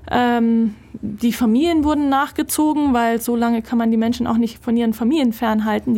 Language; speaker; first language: German; early bilingual, other home language; Turkish